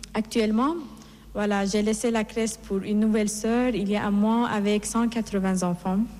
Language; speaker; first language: French; non-native, fluent; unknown